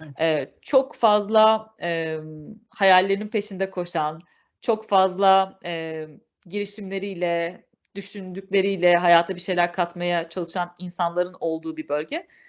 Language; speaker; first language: Turkish; native; Turkish